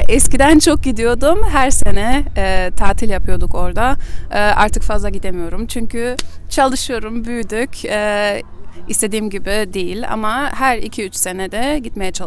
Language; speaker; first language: Turkish; early bilingual, heritage; German